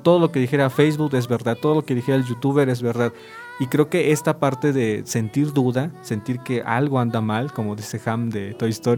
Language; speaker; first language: Spanish; native; Spanish